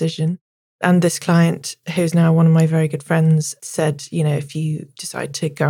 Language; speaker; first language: English; native; English